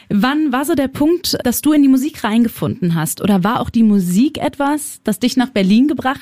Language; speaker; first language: German; native; German